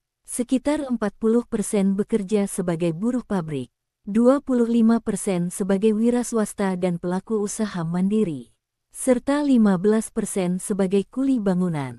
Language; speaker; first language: Indonesian; native; Indonesian